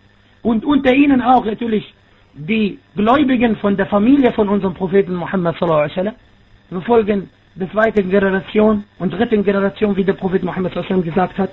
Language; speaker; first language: German; non-native, fluent; Arabic